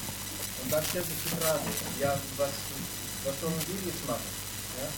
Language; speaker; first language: German; non-native, learner; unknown